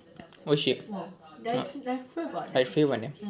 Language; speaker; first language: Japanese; non-native, learner; English